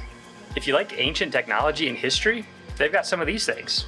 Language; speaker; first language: English; native; English